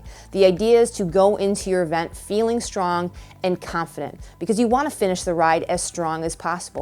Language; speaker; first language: English; native; English